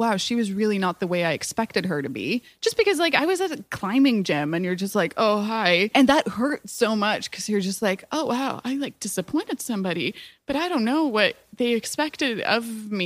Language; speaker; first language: English; non-native, fluent; Swedish